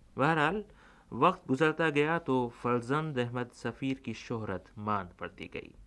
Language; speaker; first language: Urdu; native; Urdu